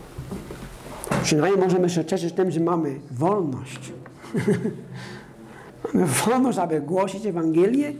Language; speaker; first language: Polish; non-native, fluent; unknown